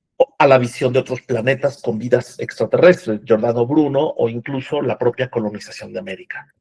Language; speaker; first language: Spanish; native; Spanish